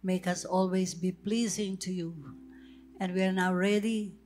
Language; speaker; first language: English; non-native, local second language; Filipino